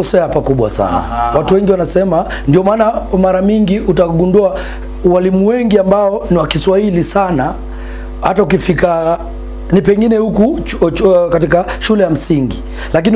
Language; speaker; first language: Swahili; native; Swahili